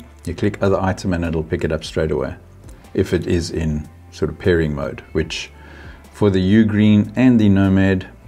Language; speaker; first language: English; native; English